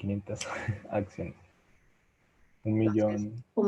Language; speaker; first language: Spanish; native; Spanish